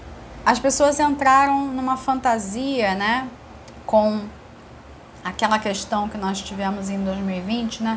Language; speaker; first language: Portuguese; native; Portuguese